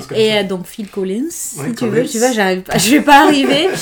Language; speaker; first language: French; non-native, local second language; Fula